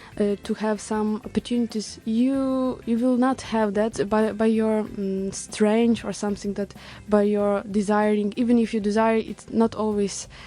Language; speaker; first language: English; non-native, learner; Ukrainian